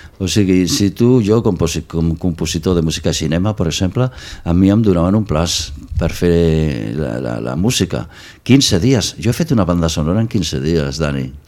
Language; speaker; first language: Catalan; non-native, local second language; Spanish